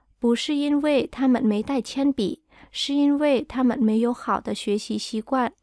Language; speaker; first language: Chinese; non-native, fluent; Vietnamese